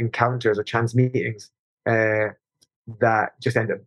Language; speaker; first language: English; native; English